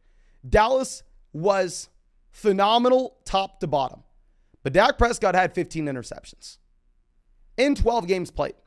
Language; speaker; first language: English; native; English